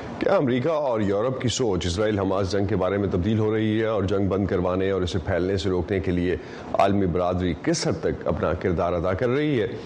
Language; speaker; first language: Urdu; native; Urdu